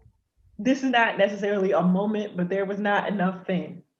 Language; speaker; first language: English; native; English